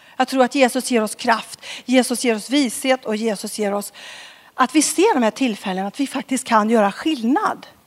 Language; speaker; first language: Swedish; native; Swedish